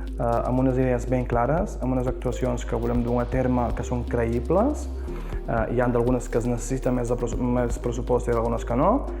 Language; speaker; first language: Catalan; early bilingual, other home language; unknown